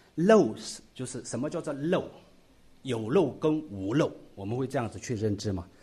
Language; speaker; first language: Chinese; non-native, local second language; Tibetan